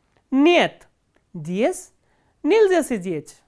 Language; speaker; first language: Russian; non-native, fluent; Hindi